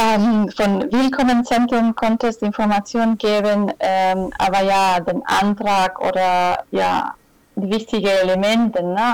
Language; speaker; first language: German; non-native, fluent; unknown